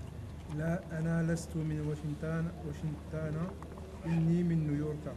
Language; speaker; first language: Arabic; non-native, learner; French